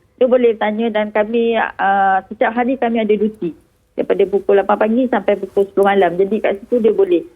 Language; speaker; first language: Malay; native; Malay